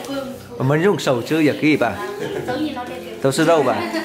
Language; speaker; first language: Chinese; non-native, fluent; Vietnamese